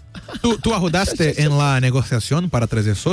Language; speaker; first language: Spanish; non-native, fluent; Portuguese